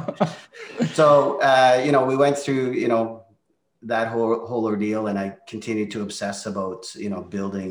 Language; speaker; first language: English; non-native, fluent; Norwegian